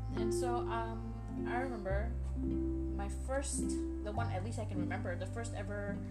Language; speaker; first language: English; early bilingual, other home language; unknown